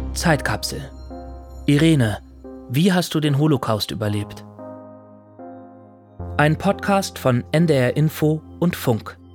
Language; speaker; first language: German; native; German